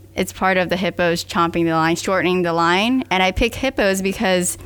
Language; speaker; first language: English; native; English